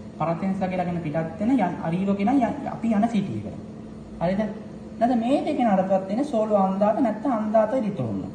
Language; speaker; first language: Sinhala; native; Sinhala